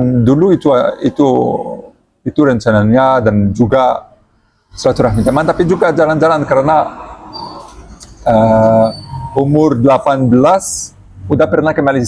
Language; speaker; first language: Indonesian; non-native, learner; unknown